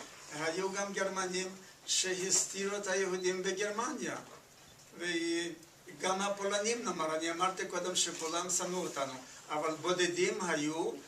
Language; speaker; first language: Hebrew; non-native, fluent; Yiddish